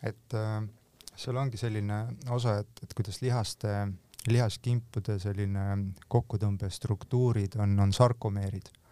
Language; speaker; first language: Estonian; native; Estonian